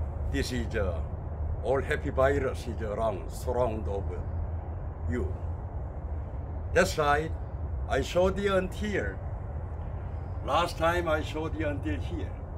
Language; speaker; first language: English; non-native, learner; Korean